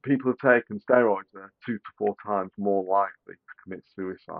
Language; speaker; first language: English; native; English